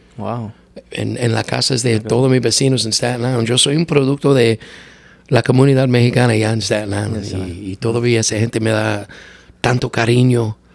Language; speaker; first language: Spanish; non-native, learner; English